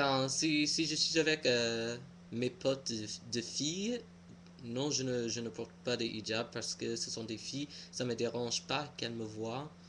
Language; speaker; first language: French; non-native, fluent; English